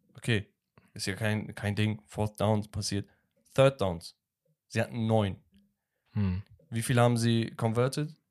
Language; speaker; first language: German; early bilingual, other home language; Turkish